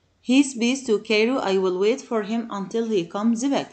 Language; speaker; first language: English; non-native, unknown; Arabic